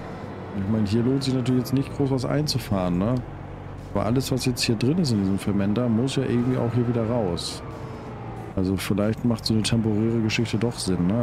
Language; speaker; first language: German; native; German